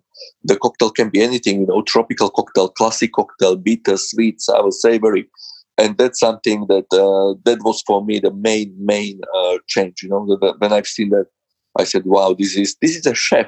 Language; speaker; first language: English; non-native, fluent; Slovak